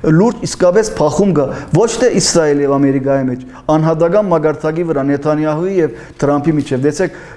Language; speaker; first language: Armenian; early bilingual, heritage; Armenian